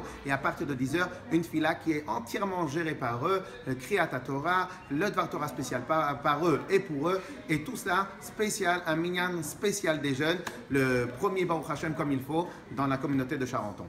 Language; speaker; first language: French; native; French